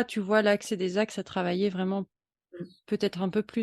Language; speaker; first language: French; native; French